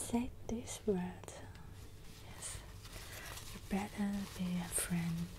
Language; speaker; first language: English; non-native, learner; Cantonese